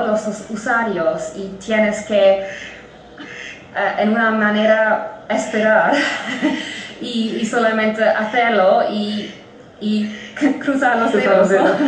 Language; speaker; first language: Spanish; non-native, fluent; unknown